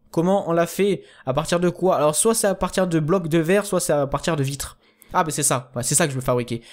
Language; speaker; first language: French; native; French